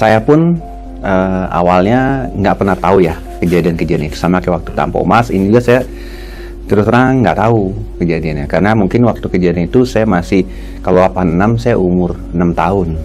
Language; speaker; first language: Indonesian; native; Indonesian